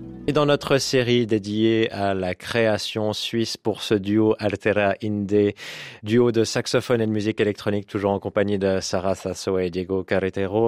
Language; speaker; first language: French; native; French